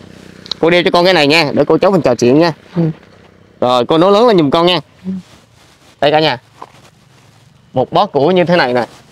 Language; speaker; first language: Vietnamese; native; Vietnamese